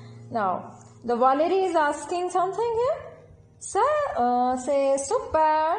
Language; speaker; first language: English; non-native, local second language; Punjabi